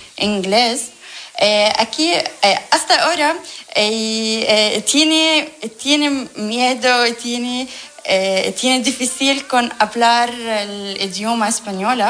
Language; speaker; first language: Spanish; non-native, learner; Arabic